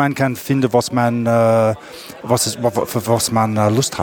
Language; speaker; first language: German; non-native, learner; English